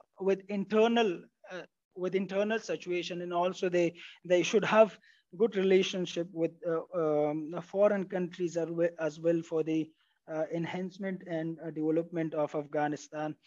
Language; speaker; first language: English; non-native, fluent; Pashto